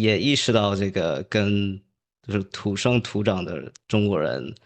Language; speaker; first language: Chinese; early bilingual, heritage; English